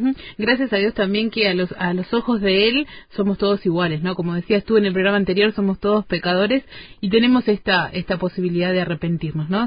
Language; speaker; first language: Spanish; native; Spanish